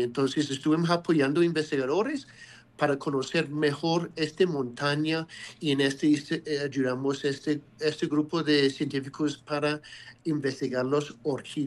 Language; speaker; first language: Spanish; non-native, fluent; English